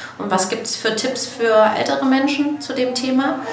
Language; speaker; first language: German; native; German